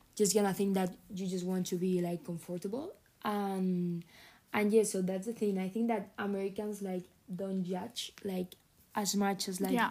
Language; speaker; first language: English; non-native, fluent; Spanish